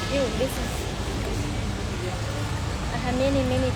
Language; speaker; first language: English; non-native, learner; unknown